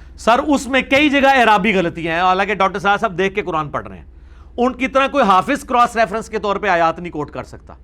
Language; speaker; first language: Urdu; non-native, local second language; Punjabi